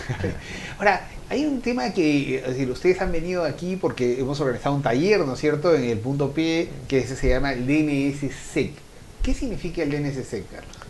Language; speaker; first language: Spanish; native; Spanish